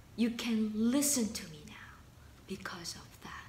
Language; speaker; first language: English; non-native, fluent; Korean